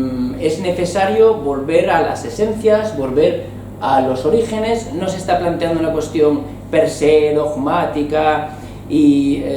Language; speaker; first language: Spanish; native; Spanish